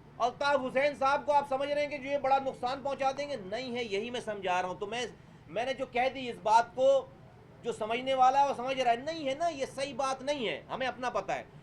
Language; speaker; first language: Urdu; native; Urdu